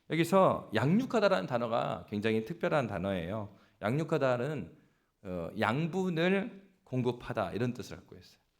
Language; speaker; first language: Korean; native; Korean